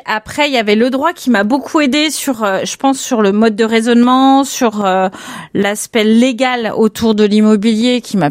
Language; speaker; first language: French; native; French